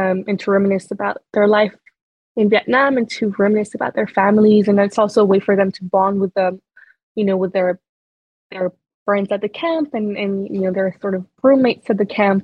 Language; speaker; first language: English; non-native, fluent; French